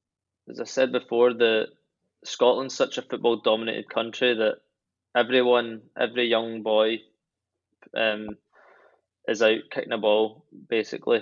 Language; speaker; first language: English; native; English